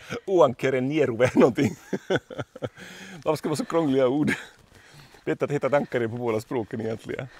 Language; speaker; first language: Swedish; native; Swedish